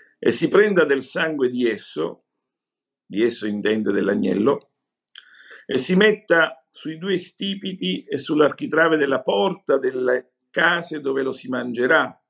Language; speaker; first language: Italian; native; Italian